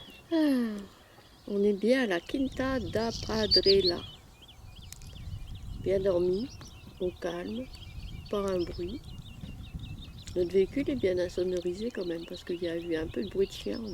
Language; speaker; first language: French; native; French